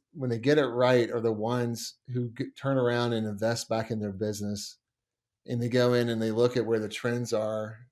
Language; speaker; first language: English; native; English